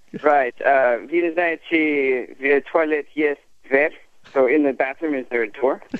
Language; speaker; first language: English; native; English